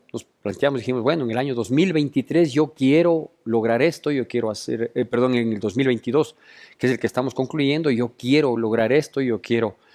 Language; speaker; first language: Spanish; native; Spanish